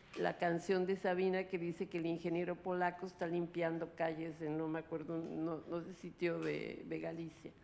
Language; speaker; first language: Spanish; early bilingual, other home language; Russian